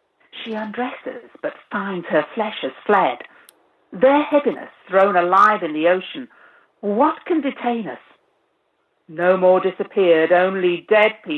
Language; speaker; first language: English; native; English